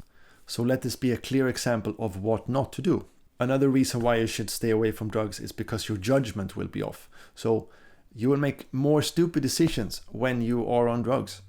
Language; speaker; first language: English; non-native, fluent; Swedish